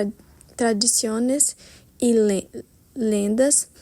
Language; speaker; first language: Spanish; non-native, learner; Portuguese